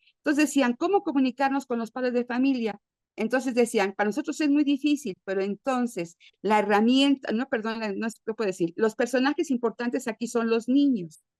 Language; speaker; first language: Spanish; native; Spanish